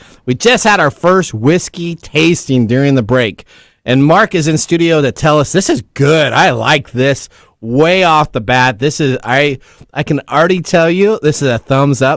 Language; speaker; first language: English; native; English